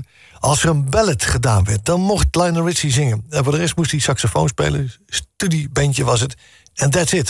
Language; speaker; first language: Dutch; native; Dutch